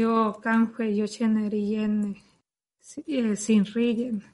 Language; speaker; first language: Swedish; non-native, learner; Spanish